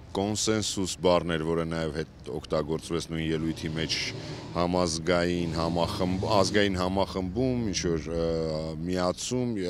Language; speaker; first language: Armenian; native; Armenian